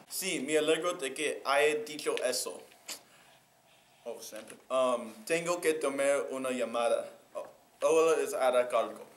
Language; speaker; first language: Spanish; non-native, learner; English